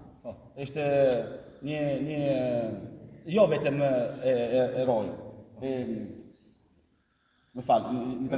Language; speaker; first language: Albanian; early bilingual, heritage; Italian